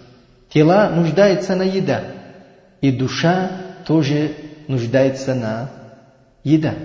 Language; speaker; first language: Russian; non-native, learner; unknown